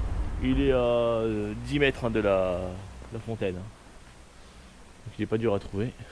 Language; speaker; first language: French; native; French